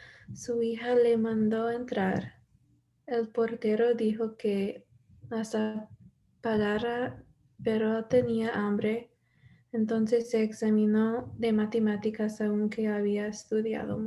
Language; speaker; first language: Spanish; non-native, learner; English